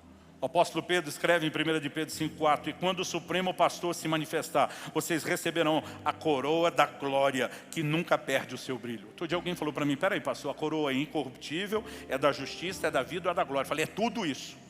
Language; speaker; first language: Portuguese; native; Portuguese